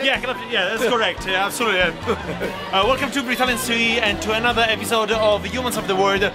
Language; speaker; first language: English; non-native, fluent; Italian